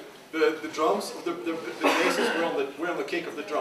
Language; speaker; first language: English; non-native, fluent; Dutch